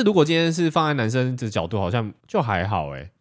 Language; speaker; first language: Chinese; native; Chinese